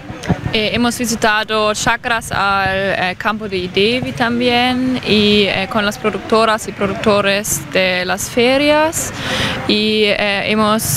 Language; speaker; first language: Spanish; non-native, learner; German